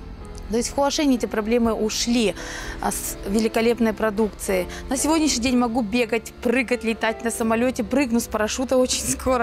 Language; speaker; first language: Russian; native; Russian